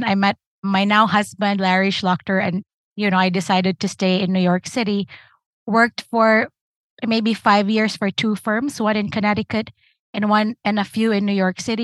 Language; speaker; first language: English; non-native, local second language; Cebuano